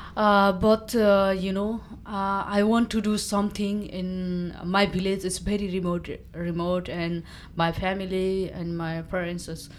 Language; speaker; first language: English; non-native, local second language; Nepali